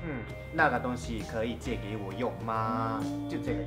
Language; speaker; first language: Chinese; non-native, fluent; Japanese